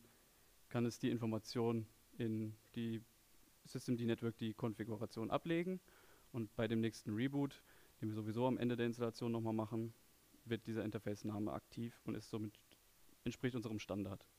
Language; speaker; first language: German; native; German